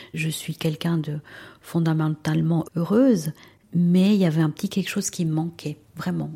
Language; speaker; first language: French; early bilingual, other home language; Spanish